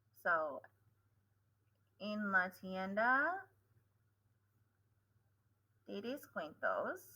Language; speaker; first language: Spanish; non-native, fluent; English